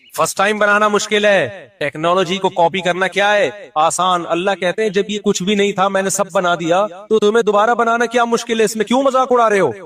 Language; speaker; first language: Urdu; native; Urdu